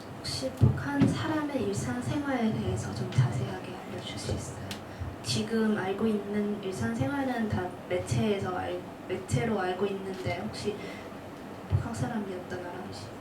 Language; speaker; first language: Korean; non-native, fluent; Cantonese